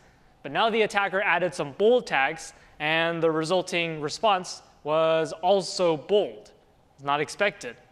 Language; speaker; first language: English; native; English